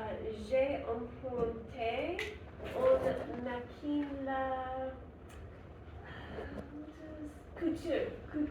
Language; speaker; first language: French; non-native, learner; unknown